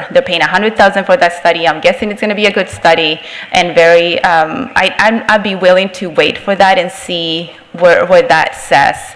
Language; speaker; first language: English; non-native, fluent; Spanish